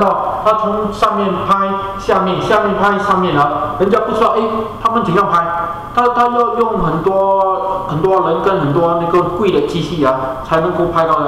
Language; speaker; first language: Chinese; native; Chinese